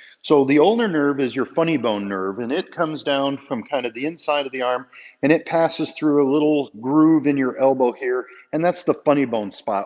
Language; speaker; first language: English; native; English